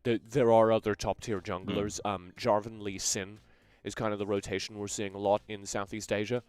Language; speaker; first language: English; native; English